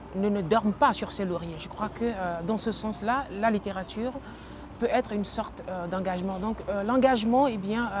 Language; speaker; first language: French; non-native, local second language; Ewe